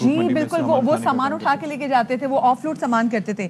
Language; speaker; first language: Urdu; native; Urdu